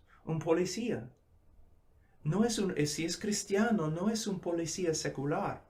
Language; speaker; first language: Spanish; non-native, fluent; English